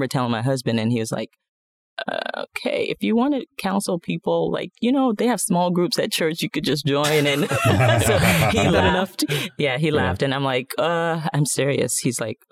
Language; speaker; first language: English; non-native, local second language; Yoruba